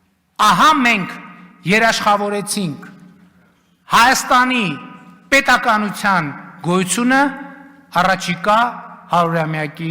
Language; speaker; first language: Armenian; native; Armenian